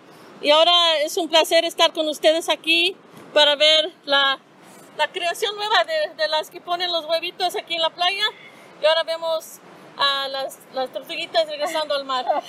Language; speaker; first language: Spanish; early bilingual, other home language; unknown